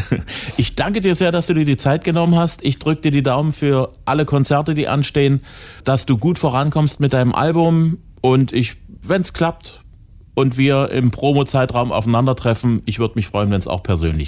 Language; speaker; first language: German; native; German